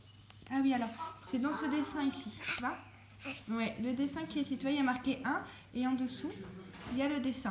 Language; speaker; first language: French; native; French